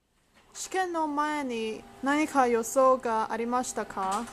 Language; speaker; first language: Japanese; non-native, learner; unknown